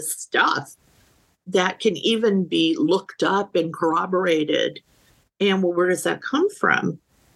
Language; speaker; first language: English; native; English